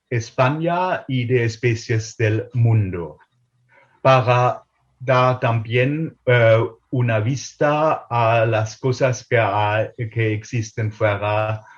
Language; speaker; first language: Spanish; non-native, fluent; German